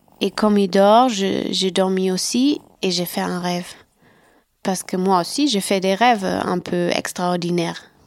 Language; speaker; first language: French; non-native, fluent; German